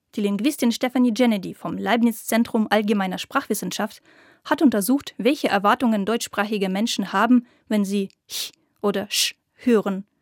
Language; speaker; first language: German; non-native, fluent; Russian